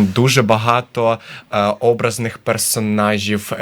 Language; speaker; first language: Ukrainian; native; Ukrainian